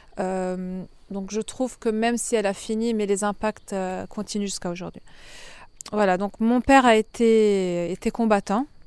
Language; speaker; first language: French; non-native, fluent; Arabic